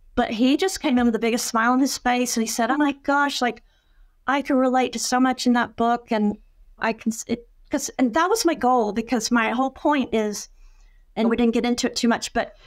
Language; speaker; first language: English; native; English